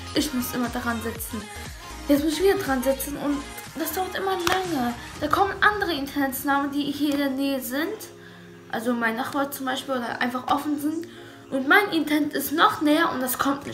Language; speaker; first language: German; early bilingual, other home language; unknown